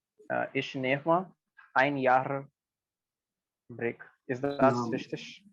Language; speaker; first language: German; non-native, learner; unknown